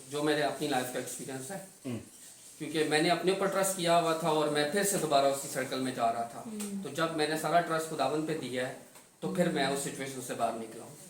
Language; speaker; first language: Urdu; non-native, local second language; Punjabi